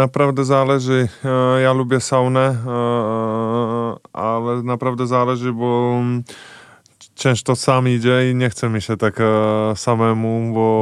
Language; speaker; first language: Polish; non-native, fluent; Czech